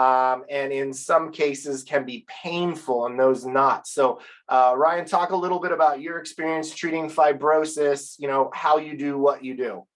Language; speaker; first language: English; native; English